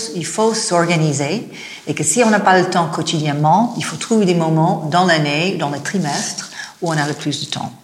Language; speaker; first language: French; non-native, fluent; English